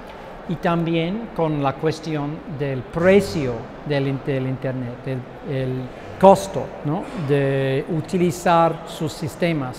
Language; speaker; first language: Spanish; non-native, fluent; English